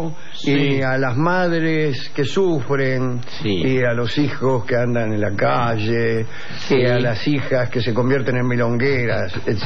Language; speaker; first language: Spanish; native; Spanish